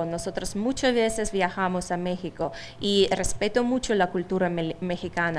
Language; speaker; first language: Spanish; non-native, fluent; Russian